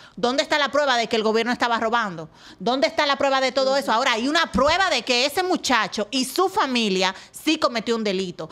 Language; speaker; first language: Spanish; native; Spanish